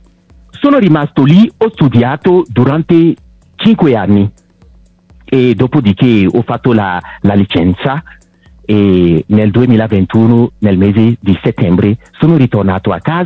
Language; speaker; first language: Italian; non-native, local second language; French